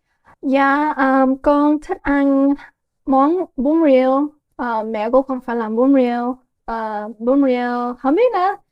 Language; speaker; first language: Vietnamese; early bilingual, heritage; Vietnamese